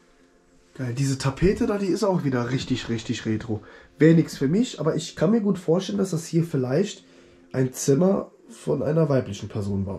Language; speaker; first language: German; native; German